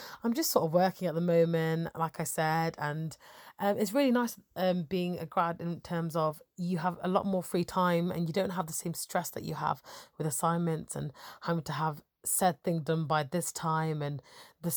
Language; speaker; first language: English; native; English